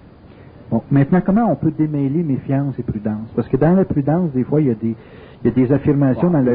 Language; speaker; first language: French; native; French